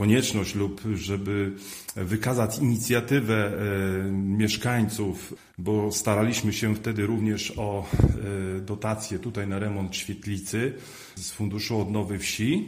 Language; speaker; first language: Polish; native; Polish